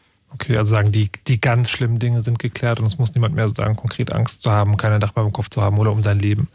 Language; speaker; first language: German; native; German